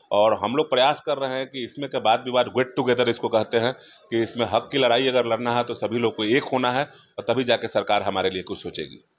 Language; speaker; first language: Hindi; native; Hindi